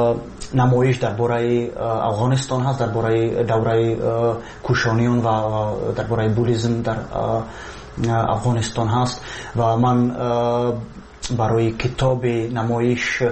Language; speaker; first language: Tajik; non-native, fluent; Czech